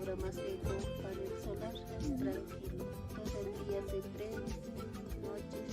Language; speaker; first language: Spanish; non-native, local second language; Aymara